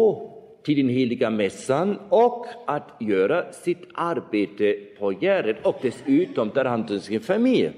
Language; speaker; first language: Swedish; non-native, fluent; German